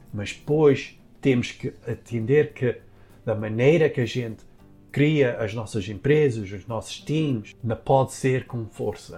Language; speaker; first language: Portuguese; early bilingual, heritage; Portuguese